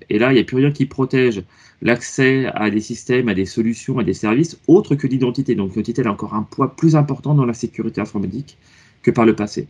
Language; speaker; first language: French; native; French